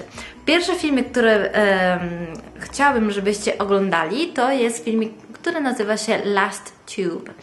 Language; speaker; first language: Polish; non-native, fluent; Italian